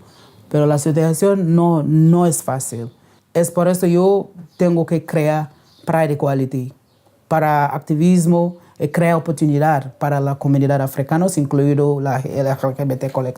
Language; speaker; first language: Spanish; non-native, local second language; English